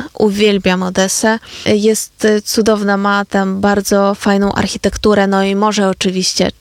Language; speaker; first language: Polish; non-native, fluent; Ukrainian